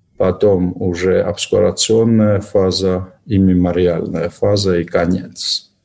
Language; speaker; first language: Russian; non-native, local second language; Georgian